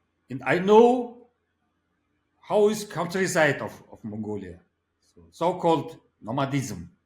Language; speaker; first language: English; non-native, learner; Mongolian